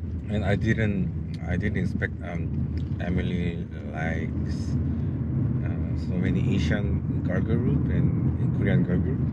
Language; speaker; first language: English; non-native, learner; Korean